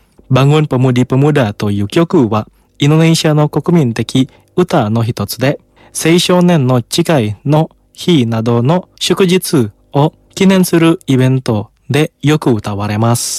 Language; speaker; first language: Japanese; non-native, fluent; Indonesian